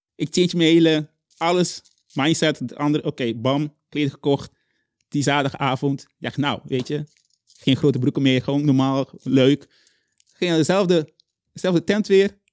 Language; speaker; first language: Dutch; non-native, local second language; Papiamento